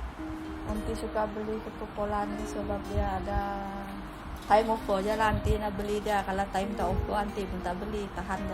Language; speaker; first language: Malay; native; Malay